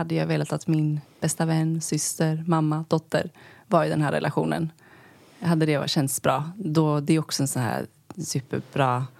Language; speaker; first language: Swedish; native; Swedish